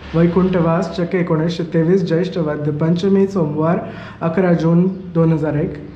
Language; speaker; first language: Hindi; non-native, local second language; Marathi